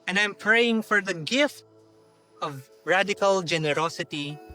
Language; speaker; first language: English; non-native, local second language; Filipino